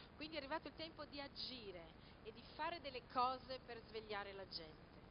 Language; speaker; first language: Italian; non-native, fluent; Portuguese